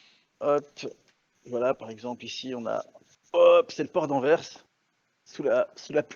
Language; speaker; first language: French; native; French